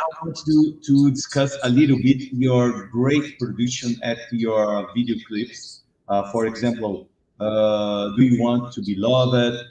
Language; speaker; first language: English; non-native, learner; Portuguese